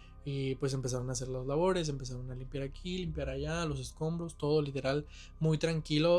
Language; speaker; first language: Spanish; native; Spanish